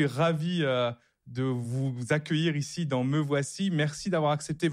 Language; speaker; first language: French; native; French